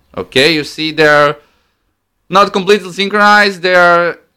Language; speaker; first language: English; non-native, fluent; Croatian